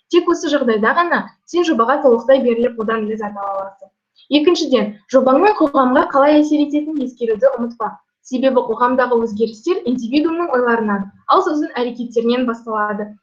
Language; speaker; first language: Kazakh; non-native, local second language; Russian